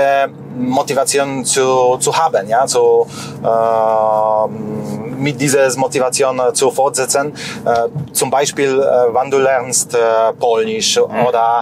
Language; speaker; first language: German; non-native, learner; Polish